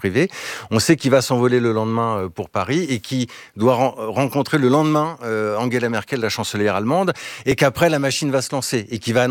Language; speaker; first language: French; native; French